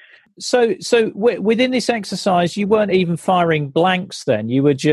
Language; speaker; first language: English; native; English